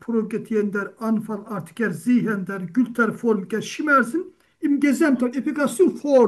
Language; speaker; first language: German; non-native, learner; Turkish